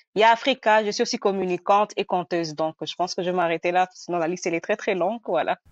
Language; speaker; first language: French; non-native, local second language; Nande